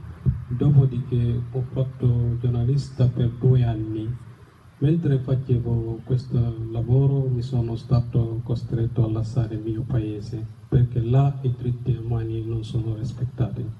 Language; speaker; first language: Italian; non-native, fluent; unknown